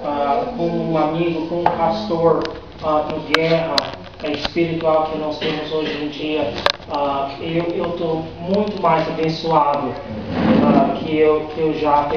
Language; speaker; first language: Portuguese; non-native, fluent; English